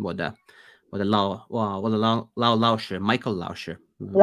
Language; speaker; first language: Chinese; non-native, learner; Finnish